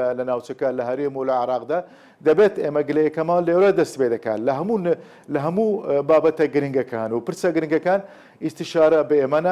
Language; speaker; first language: Central Kurdish; non-native, local second language; Turkish